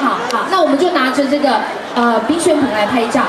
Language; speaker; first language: Chinese; native; Chinese